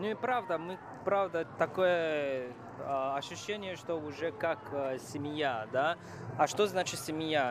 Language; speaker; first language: Russian; non-native, fluent; Chinese